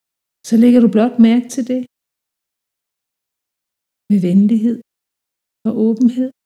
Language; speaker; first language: Danish; native; Danish